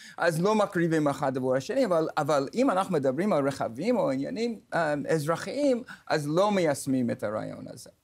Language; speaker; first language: Hebrew; non-native, fluent; English